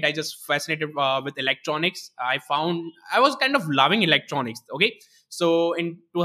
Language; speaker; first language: English; non-native, local second language; Gujarati